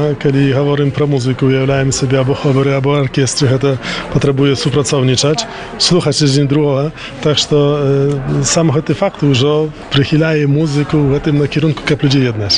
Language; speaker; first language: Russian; non-native, learner; Belarusian